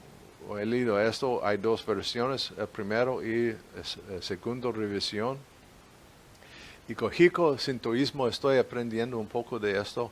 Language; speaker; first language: Spanish; non-native, fluent; English